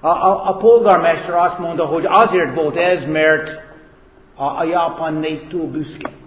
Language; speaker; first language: Hungarian; non-native, fluent; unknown